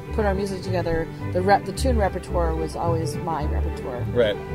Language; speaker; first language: English; native; English